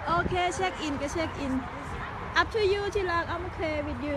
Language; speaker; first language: English; non-native, learner; Thai